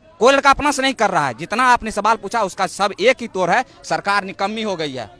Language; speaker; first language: Hindi; native; Hindi